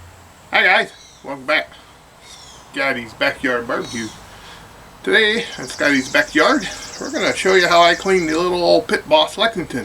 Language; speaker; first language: English; native; English